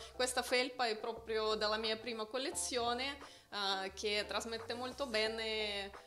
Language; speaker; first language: Italian; non-native, fluent; Russian